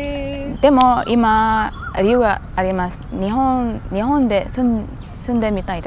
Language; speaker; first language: Japanese; non-native, learner; Thai